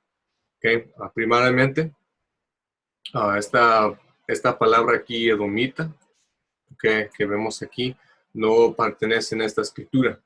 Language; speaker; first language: Spanish; early bilingual, heritage; Spanish